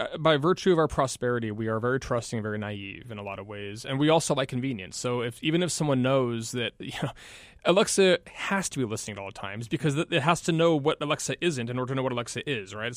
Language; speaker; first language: English; native; English